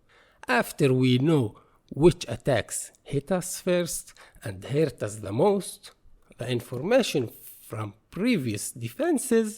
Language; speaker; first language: English; non-native, fluent; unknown